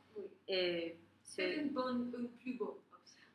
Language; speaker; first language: French; non-native, learner; English